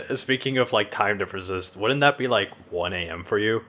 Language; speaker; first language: English; early bilingual, other home language; Spanish